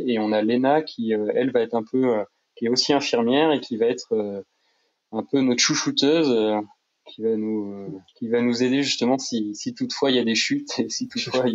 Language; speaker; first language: French; native; French